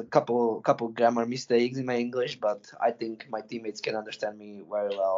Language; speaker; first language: English; non-native, fluent; Slovak